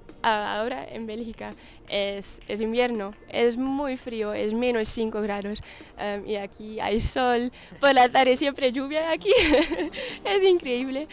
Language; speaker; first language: Spanish; non-native, learner; Dutch